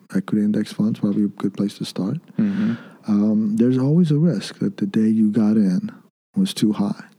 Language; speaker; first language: English; early bilingual, other home language; Arabic